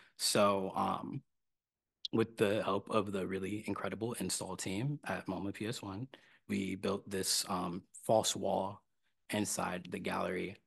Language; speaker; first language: English; native; English